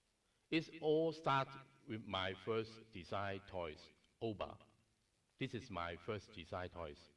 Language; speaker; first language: English; non-native, learner; Cantonese